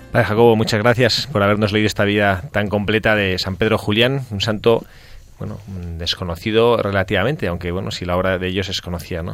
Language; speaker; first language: Spanish; native; Spanish